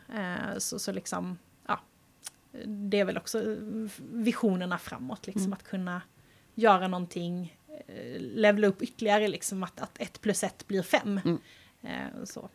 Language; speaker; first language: Swedish; native; Swedish